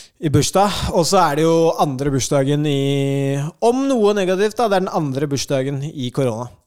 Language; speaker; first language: Norwegian; native; Norwegian